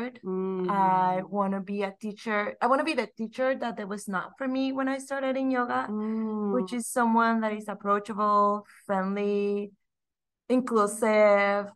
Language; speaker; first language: English; non-native, fluent; Spanish